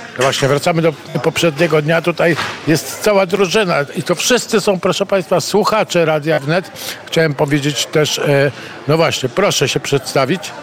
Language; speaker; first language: Polish; native; Polish